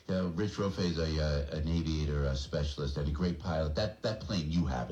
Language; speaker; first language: English; native; English